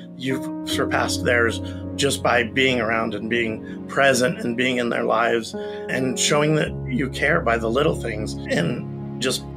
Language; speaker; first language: English; native; English